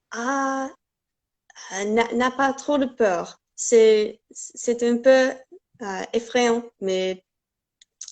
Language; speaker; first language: French; non-native, fluent; English